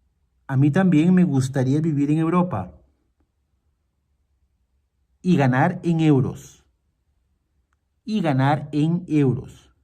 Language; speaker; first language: Spanish; non-native, fluent; Portuguese